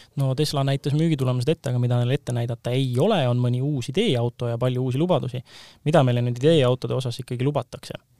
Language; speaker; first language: Estonian; native; Estonian